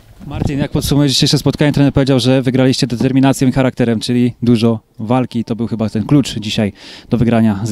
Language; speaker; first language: Polish; native; Polish